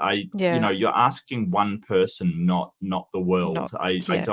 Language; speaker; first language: English; native; English